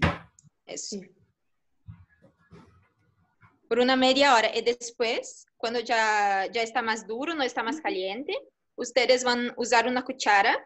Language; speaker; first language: Spanish; non-native, fluent; Portuguese